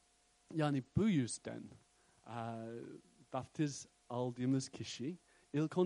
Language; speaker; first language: Turkish; non-native, fluent; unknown